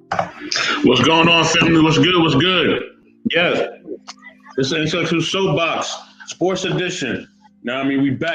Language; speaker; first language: English; native; English